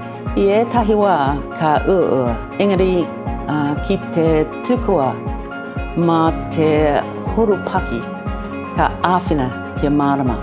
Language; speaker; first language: Māori; non-native, learner; English